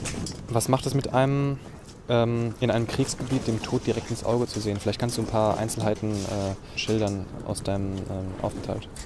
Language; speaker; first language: German; native; German